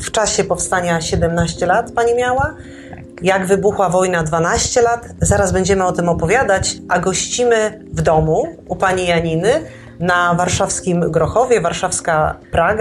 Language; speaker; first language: Polish; native; Polish